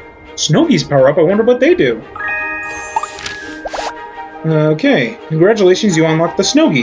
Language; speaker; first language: English; native; English